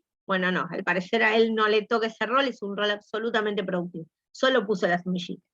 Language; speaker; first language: Spanish; native; Spanish